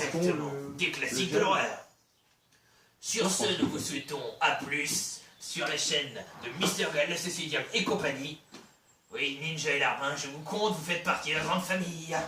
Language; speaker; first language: French; native; French